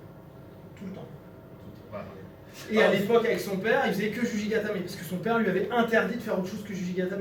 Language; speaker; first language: French; native; French